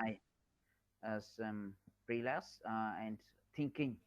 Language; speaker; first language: English; non-native, learner; Vietnamese